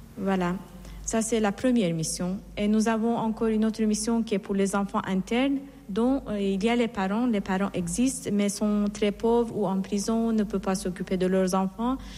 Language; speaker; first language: French; non-native, fluent; Persian